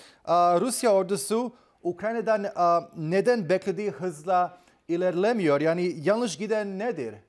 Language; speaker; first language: Turkish; non-native, fluent; Bosnian